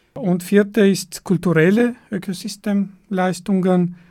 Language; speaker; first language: German; non-native, fluent; Armenian